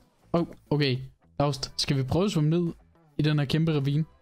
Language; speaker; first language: Danish; native; Danish